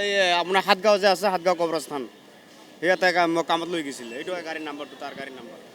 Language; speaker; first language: Assamese; non-native, local second language; Bangla